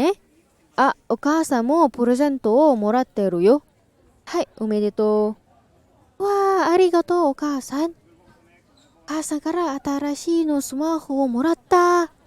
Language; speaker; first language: Japanese; non-native, learner; English